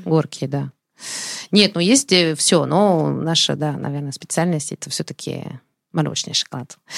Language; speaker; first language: Russian; non-native, fluent; French